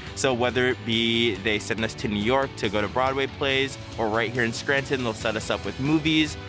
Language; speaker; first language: English; native; English